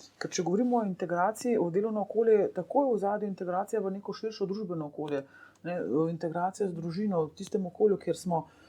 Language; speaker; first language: Slovenian; native; Slovenian